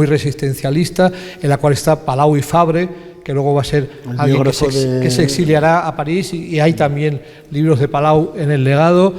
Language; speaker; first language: Spanish; native; Spanish